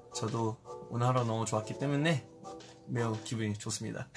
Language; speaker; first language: Korean; early bilingual, heritage; Korean